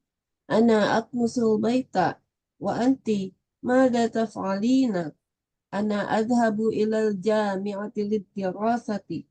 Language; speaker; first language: Arabic; non-native, learner; Indonesian